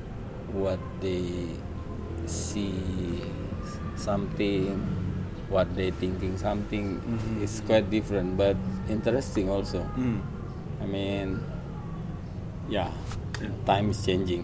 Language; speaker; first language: English; non-native, learner; Indonesian